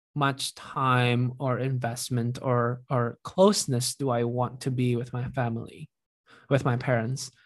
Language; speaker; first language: English; non-native, fluent; Indonesian